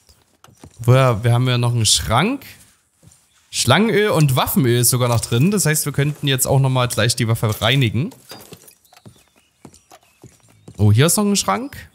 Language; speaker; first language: German; native; German